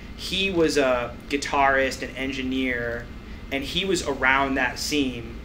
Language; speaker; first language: English; native; English